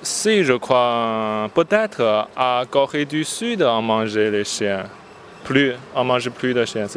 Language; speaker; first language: French; non-native, learner; Chinese